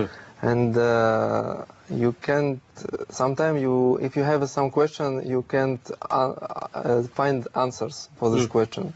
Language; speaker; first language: English; non-native, learner; Russian